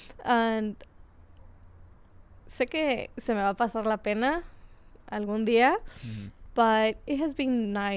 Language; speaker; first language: Spanish; early bilingual, heritage; Spanish